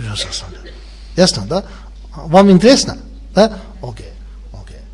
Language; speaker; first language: Russian; non-native, learner; Tibetan